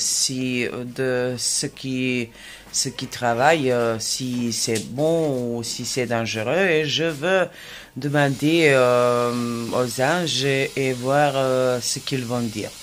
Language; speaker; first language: French; non-native, fluent; Serbian